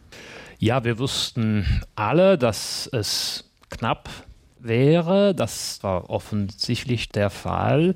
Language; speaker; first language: German; non-native, fluent; English